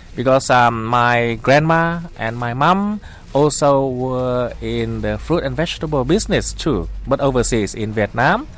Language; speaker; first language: English; non-native, fluent; Vietnamese